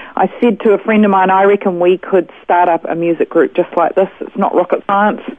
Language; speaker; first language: English; native; English